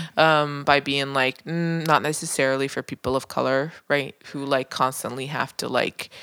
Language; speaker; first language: English; non-native, local second language; Spanish